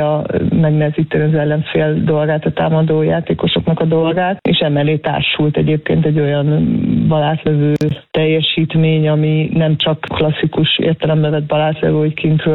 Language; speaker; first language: Hungarian; native; Hungarian